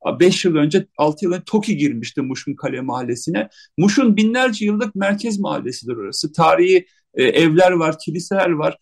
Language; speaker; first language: Turkish; native; Turkish